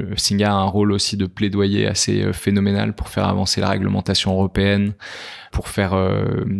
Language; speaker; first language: French; native; French